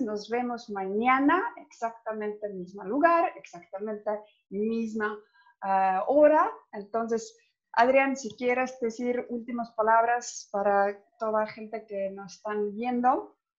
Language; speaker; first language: Spanish; non-native, fluent; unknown